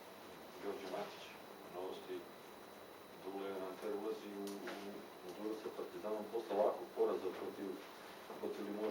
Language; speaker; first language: Serbian; native; Serbian